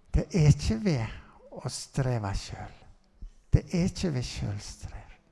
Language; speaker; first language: Norwegian; native; Norwegian